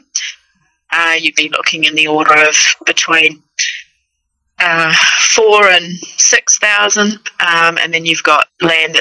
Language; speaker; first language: English; native; English